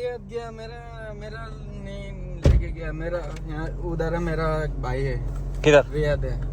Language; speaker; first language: Hindi; non-native, learner; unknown